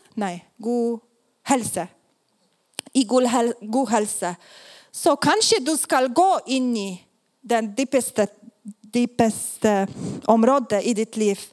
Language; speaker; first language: Swedish; non-native, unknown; Polish